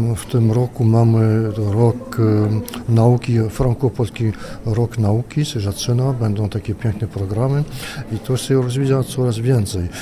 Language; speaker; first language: Polish; non-native, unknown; French